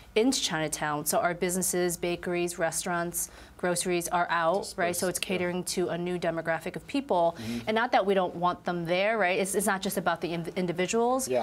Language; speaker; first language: English; native; English